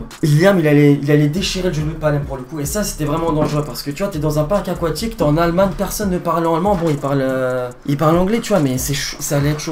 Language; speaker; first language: French; native; French